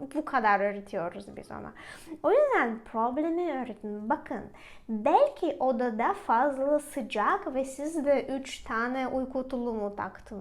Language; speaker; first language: Turkish; non-native, fluent; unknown